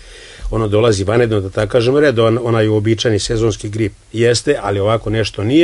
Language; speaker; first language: Serbian; native; Serbian